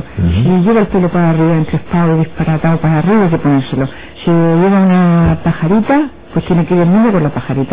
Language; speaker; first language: Spanish; native; Spanish